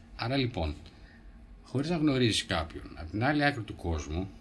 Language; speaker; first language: Greek; native; Greek